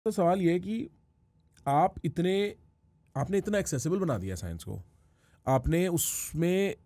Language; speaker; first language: Hindi; native; Hindi